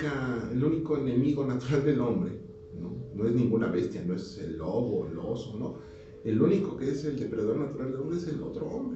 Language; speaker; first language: Spanish; native; Spanish